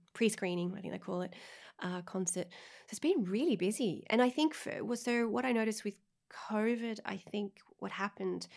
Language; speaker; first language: English; native; English